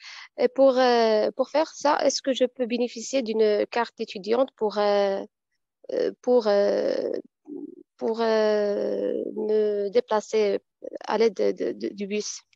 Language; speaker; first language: French; non-native, fluent; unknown